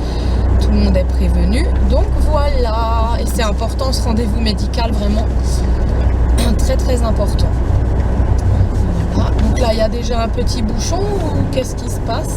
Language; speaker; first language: French; native; French